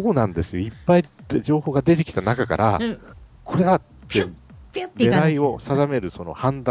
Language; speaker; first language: Japanese; native; Japanese